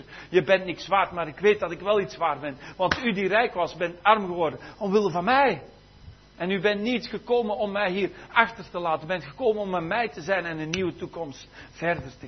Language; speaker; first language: Dutch; native; Dutch